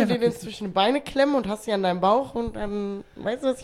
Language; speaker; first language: German; native; German